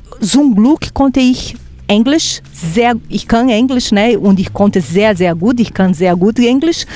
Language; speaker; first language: German; non-native, fluent; Portuguese